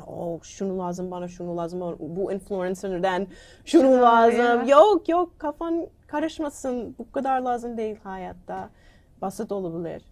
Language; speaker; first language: Turkish; non-native, learner; English